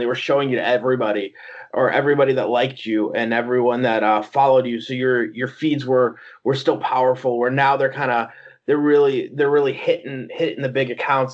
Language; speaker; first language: English; native; English